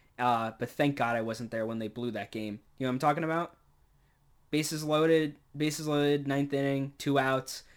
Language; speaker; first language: English; native; English